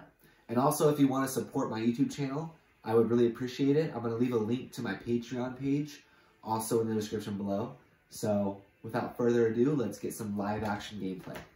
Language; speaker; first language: English; native; English